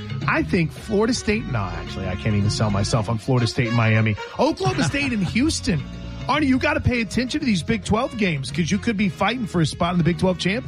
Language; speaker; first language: English; native; English